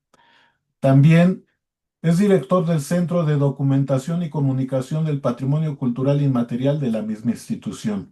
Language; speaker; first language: Spanish; native; Spanish